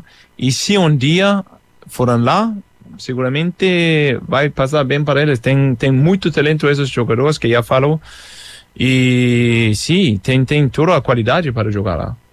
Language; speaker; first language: Portuguese; non-native, fluent; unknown